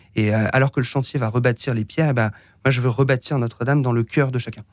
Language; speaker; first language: French; native; French